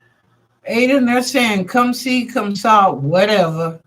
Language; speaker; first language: English; native; English